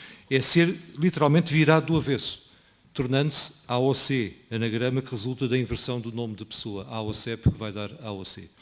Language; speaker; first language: Portuguese; native; Portuguese